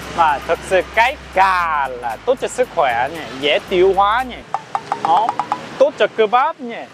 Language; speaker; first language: Vietnamese; non-native, fluent; Korean